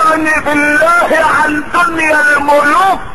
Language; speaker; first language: Arabic; native; Arabic